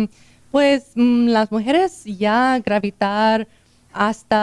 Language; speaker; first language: Spanish; non-native, learner; English